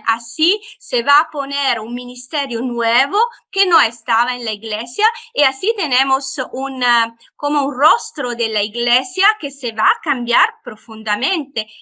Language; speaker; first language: Spanish; non-native, fluent; Italian